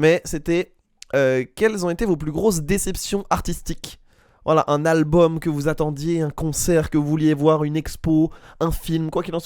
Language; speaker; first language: French; native; French